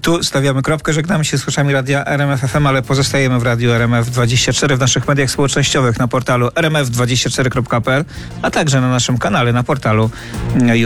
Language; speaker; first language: Polish; native; Polish